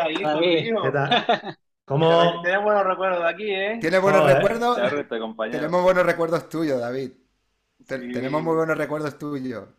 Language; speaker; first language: Spanish; native; Spanish